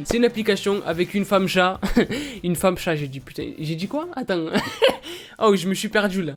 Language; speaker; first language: French; native; French